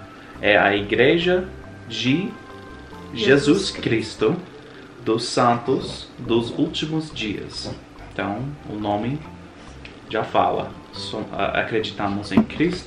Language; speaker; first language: Portuguese; non-native, fluent; English